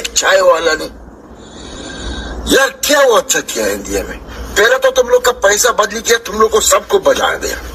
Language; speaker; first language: Hindi; non-native, learner; Arabic